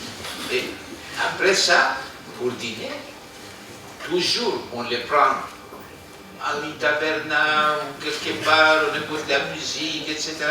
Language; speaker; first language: French; non-native, fluent; Greek